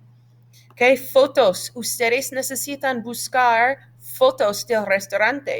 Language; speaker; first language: Spanish; non-native, fluent; English